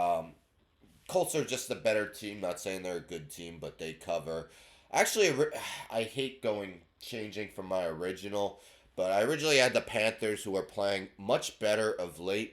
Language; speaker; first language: English; native; English